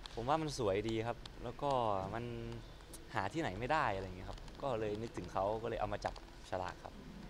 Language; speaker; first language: Thai; native; Thai